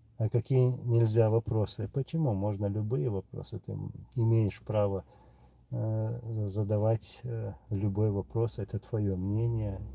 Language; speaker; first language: Russian; non-native, local second language; Chechen